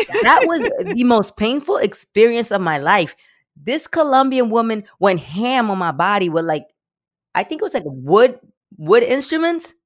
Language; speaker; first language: English; early bilingual, other home language; Spanish